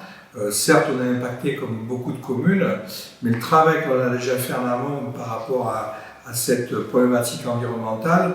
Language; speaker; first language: French; native; French